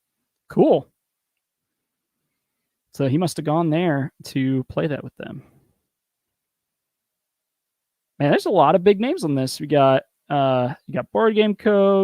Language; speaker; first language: English; native; English